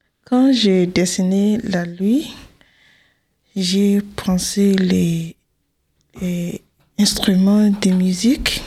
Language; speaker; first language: French; non-native, learner; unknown